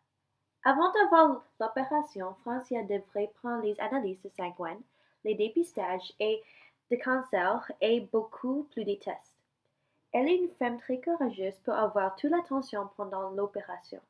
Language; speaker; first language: French; non-native, learner; English